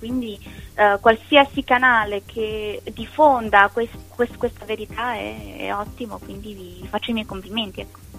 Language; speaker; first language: Italian; non-native, fluent; Romanian